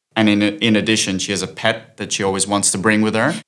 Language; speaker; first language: English; non-native, fluent; German